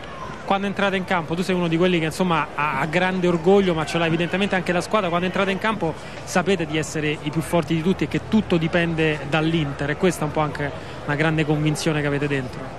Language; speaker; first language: Italian; native; Italian